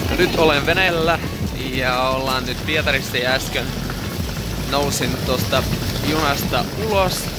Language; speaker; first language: Finnish; non-native, fluent; Russian